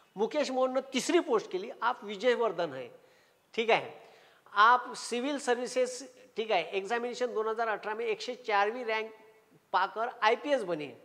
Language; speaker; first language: Hindi; non-native, local second language; Marathi